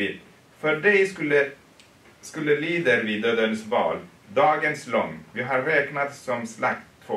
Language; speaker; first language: Swedish; non-native, fluent; Tigrinya